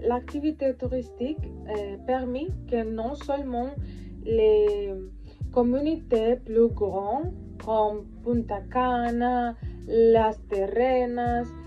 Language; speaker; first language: French; non-native, learner; Spanish